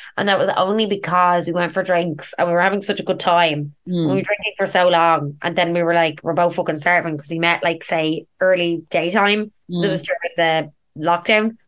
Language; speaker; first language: English; native; English